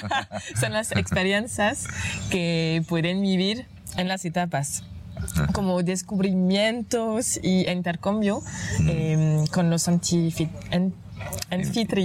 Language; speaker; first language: Spanish; non-native, fluent; French